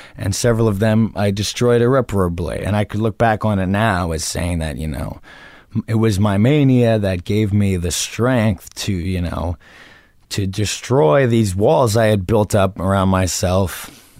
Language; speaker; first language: English; native; English